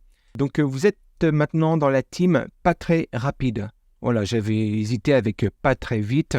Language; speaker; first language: French; native; French